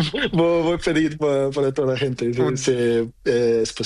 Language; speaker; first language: Spanish; non-native, learner; Portuguese